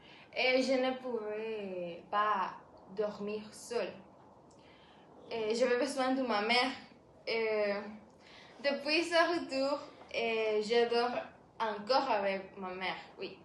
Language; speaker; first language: French; non-native, learner; Spanish